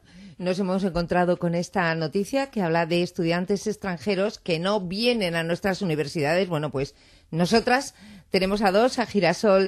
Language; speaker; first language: Spanish; native; Spanish